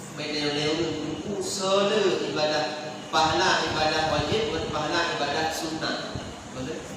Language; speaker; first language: Malay; non-native, local second language; Achinese